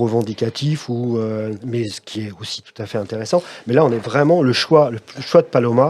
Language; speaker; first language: French; native; French